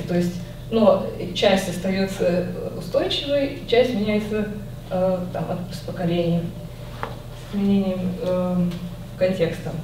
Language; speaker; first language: Russian; native; Russian